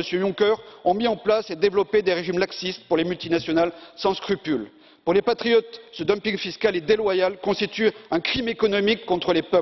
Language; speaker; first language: French; native; French